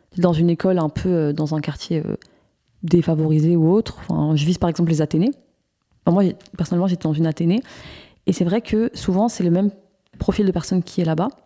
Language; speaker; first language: French; native; French